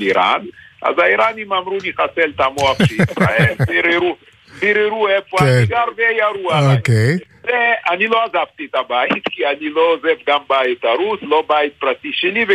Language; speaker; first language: Hebrew; non-native, fluent; Lithuanian